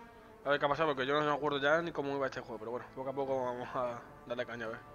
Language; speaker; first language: Spanish; native; Spanish